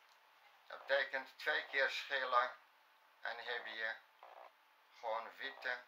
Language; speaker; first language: Dutch; non-native, fluent; Arabic